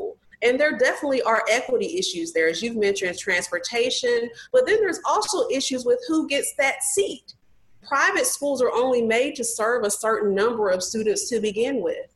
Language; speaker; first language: English; native; English